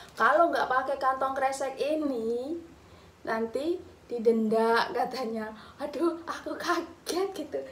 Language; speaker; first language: Indonesian; native; Indonesian